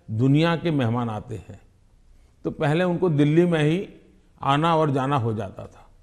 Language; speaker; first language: Hindi; non-native, local second language; Gujarati